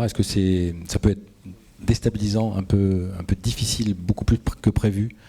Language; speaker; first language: French; native; French